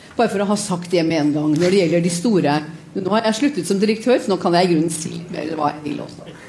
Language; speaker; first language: Norwegian; native; Norwegian